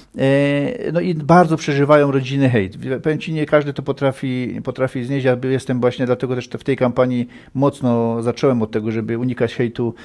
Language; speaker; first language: Polish; native; Polish